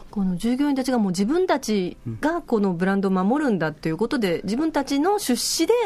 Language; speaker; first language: Japanese; native; Japanese